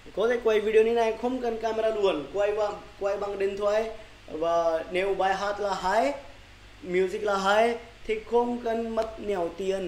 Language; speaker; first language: Vietnamese; non-native, learner; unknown